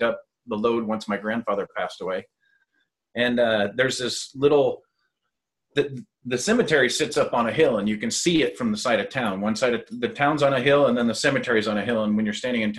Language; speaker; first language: English; native; English